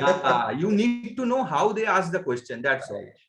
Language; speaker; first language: English; non-native, local second language; Bangla